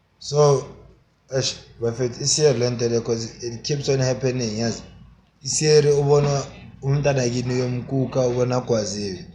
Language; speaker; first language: Zulu; native; Zulu